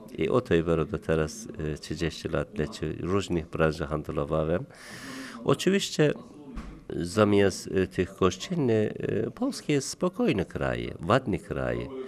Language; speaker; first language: Polish; non-native, learner; Turkish